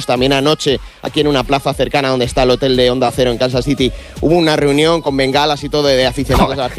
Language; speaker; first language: Spanish; native; Spanish